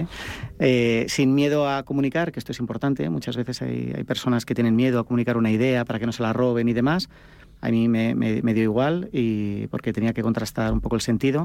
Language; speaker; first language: Spanish; native; Spanish